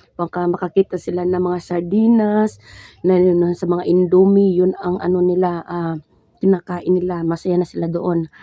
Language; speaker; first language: Filipino; non-native, local second language; Cebuano